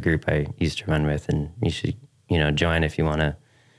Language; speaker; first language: English; native; English